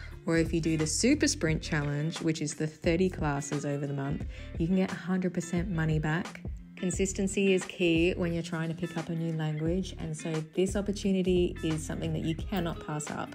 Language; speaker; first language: English; native; English